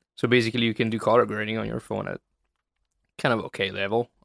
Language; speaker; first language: English; non-native, fluent; Italian